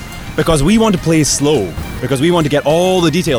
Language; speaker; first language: English; native; English